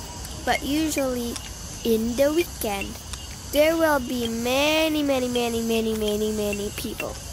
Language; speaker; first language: English; non-native, fluent; Indonesian